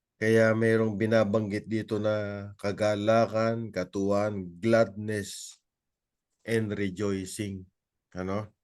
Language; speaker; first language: Filipino; non-native, local second language; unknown